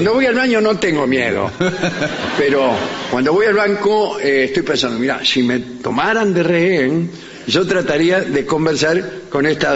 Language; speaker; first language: Spanish; native; Spanish